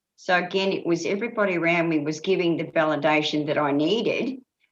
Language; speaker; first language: English; native; English